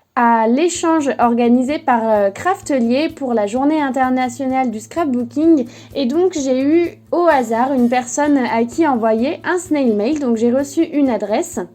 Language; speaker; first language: French; native; French